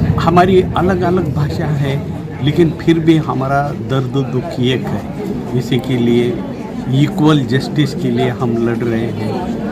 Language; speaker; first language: Hindi; non-native, local second language; Marathi